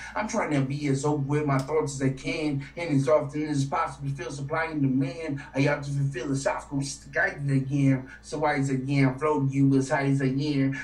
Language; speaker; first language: English; native; English